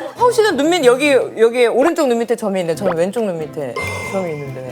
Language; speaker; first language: Korean; native; Korean